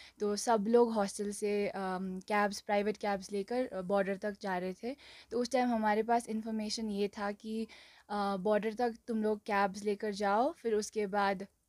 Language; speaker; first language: Hindi; non-native, local second language; Nepali